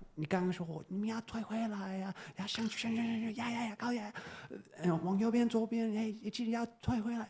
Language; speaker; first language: Chinese; non-native, fluent; English